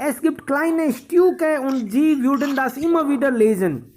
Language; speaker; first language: German; non-native, fluent; Hindi